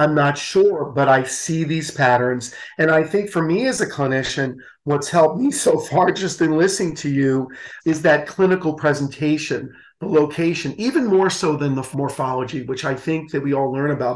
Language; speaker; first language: English; native; English